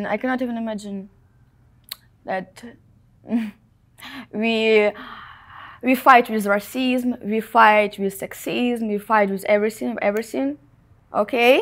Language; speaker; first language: English; non-native, fluent; Ukrainian